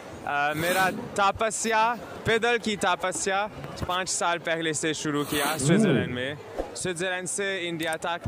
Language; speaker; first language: Hindi; non-native, learner; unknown